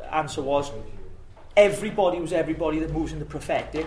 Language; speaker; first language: English; native; English